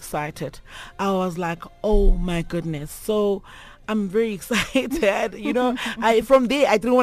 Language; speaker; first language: English; non-native, local second language; Swati